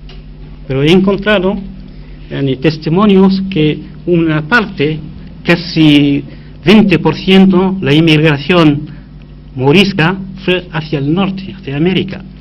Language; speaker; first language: Spanish; non-native, fluent; Arabic